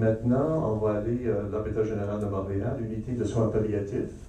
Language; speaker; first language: French; non-native, local second language; English